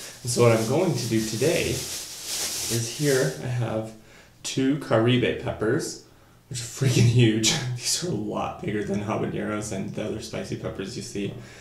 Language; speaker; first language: English; native; English